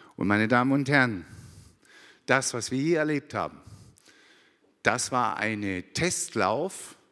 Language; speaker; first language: German; native; German